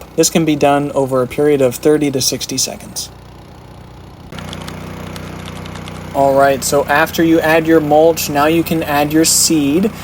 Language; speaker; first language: English; native; English